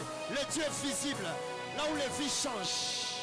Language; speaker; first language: French; non-native, local second language; Lingala